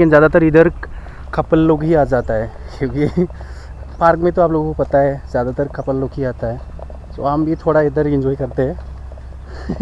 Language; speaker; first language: Hindi; non-native, local second language; Bodo